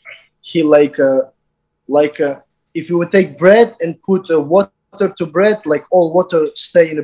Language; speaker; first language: English; non-native, learner; Azerbaijani